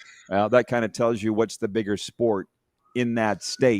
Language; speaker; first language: English; native; English